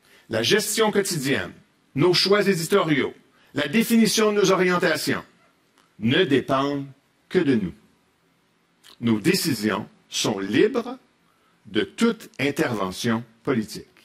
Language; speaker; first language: French; native; French